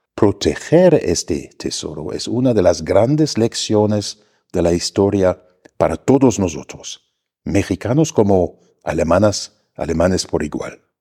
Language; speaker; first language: Spanish; non-native, fluent; German